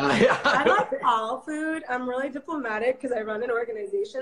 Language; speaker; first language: English; early bilingual, other home language; Amharic